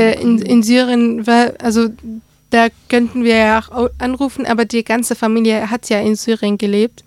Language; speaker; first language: German; early bilingual, other home language; Arabic